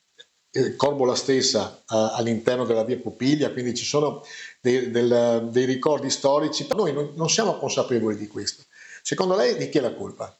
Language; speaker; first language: Italian; native; Italian